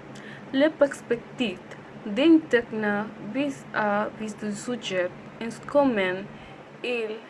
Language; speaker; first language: French; non-native, learner; Spanish